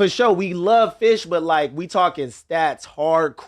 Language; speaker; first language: English; native; English